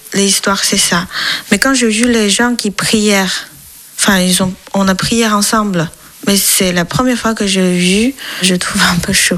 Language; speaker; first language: French; non-native, learner; Chinese